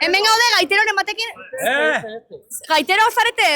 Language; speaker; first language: Basque; native; Basque